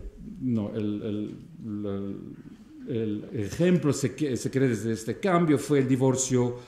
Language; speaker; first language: Spanish; non-native, fluent; Arabic